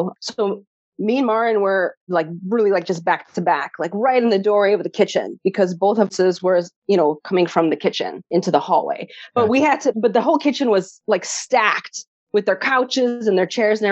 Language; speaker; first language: English; early bilingual, other home language; Polish